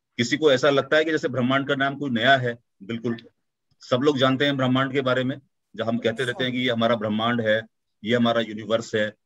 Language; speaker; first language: Hindi; native; Hindi